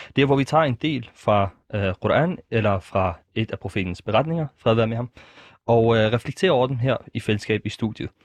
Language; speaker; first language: Danish; early bilingual, other home language; Arabic